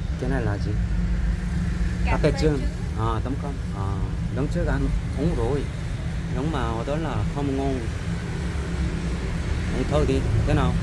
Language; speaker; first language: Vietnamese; non-native, learner; Korean